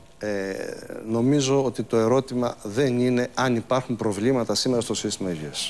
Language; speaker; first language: Greek; native; Greek